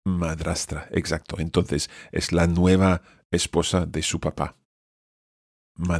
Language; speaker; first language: Spanish; non-native, fluent; English